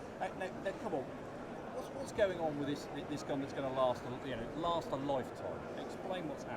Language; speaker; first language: English; native; English